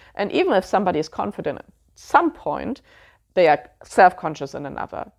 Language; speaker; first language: English; non-native, fluent; German